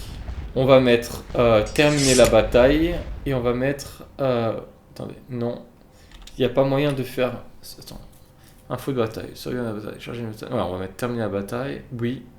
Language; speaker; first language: French; native; French